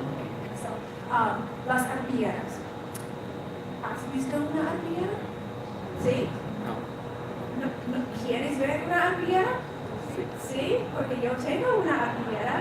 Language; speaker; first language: Spanish; non-native, fluent; English